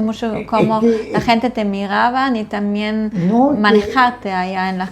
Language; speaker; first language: Spanish; non-native, fluent; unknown